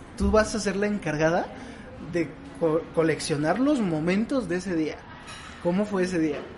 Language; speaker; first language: Spanish; native; Spanish